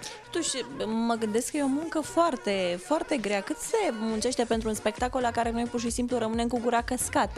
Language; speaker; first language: Romanian; native; Romanian